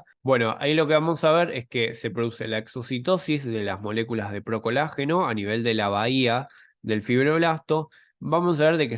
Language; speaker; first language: Spanish; native; Spanish